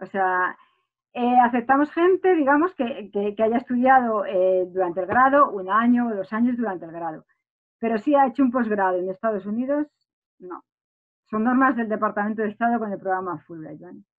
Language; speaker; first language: Spanish; native; Spanish